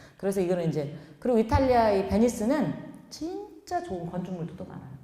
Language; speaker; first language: Korean; native; Korean